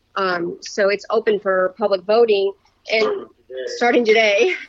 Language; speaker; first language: English; native; English